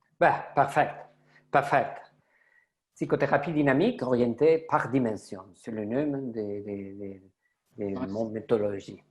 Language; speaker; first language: French; non-native, learner; Spanish